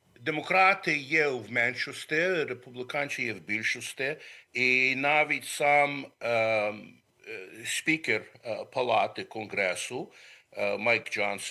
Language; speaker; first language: Ukrainian; early bilingual, heritage; Ukrainian